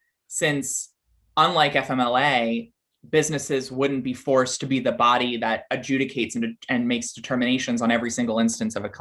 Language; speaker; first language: English; native; English